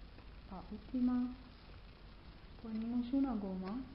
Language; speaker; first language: Spanish; non-native, fluent; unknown